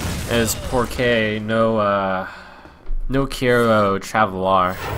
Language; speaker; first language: Spanish; non-native, learner; English